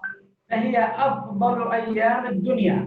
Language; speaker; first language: Arabic; native; Arabic